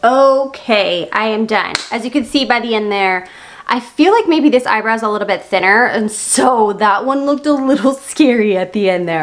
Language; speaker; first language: English; native; English